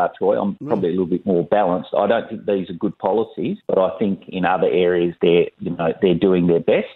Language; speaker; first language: English; native; English